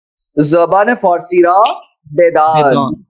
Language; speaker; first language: Persian; non-native, fluent; Urdu